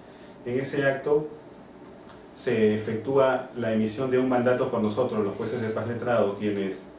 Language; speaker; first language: Spanish; native; Spanish